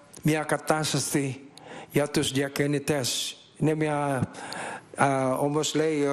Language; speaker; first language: Greek; non-native, learner; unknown